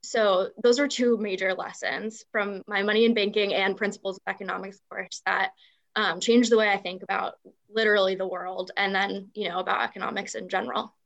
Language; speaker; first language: English; native; English